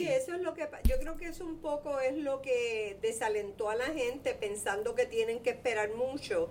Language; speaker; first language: Spanish; native; Spanish